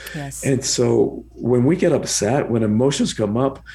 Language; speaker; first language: English; early bilingual, other home language; Spanish